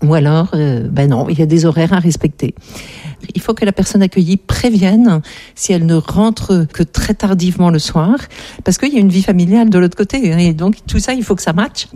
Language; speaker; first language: French; native; French